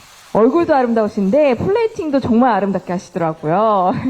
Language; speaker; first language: Korean; native; Korean